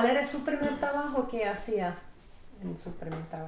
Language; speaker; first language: Spanish; non-native, fluent; English